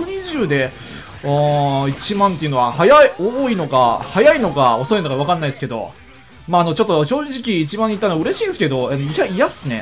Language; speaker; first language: Japanese; native; Japanese